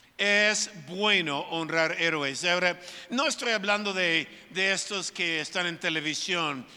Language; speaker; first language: Spanish; non-native, fluent; English